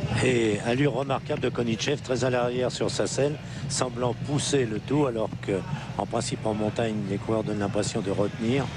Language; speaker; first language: French; native; French